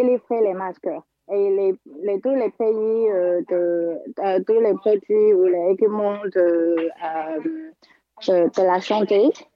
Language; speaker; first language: French; non-native, fluent; Chinese